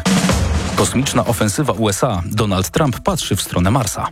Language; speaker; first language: Polish; native; Polish